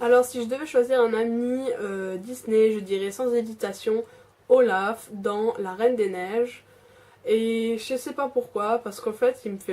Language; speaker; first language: French; native; French